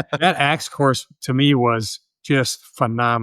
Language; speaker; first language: English; native; English